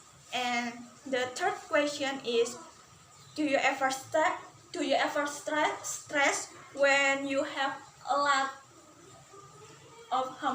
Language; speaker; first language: English; non-native, learner; Indonesian